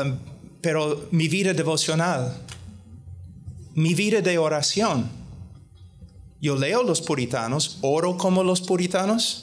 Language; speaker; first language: Spanish; non-native, fluent; English